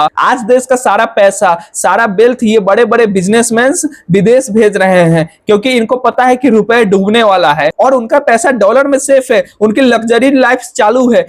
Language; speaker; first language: Hindi; native; Hindi